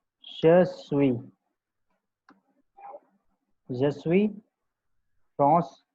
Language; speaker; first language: French; non-native, learner; Hindi